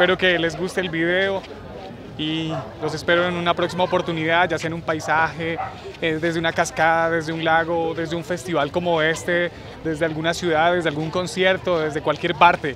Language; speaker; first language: Spanish; native; Spanish